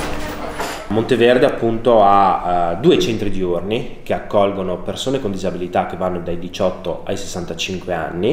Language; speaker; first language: Italian; native; Italian